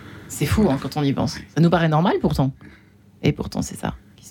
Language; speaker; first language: French; native; French